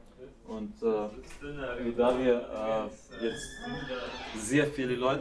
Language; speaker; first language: German; non-native, fluent; Latvian